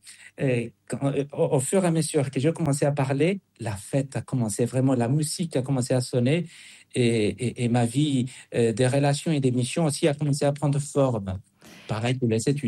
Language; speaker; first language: French; non-native, fluent; Spanish